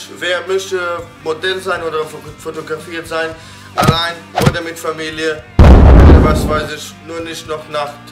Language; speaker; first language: German; non-native, fluent; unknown